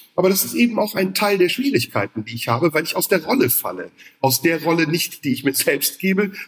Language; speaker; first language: German; early bilingual, other home language; Turkish